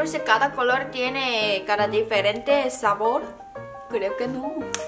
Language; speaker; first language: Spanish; non-native, learner; Korean